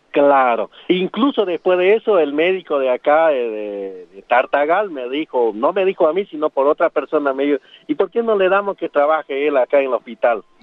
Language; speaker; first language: Spanish; non-native, local second language; Guarani